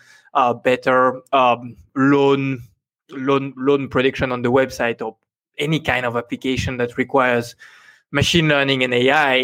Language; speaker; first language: English; non-native, fluent; French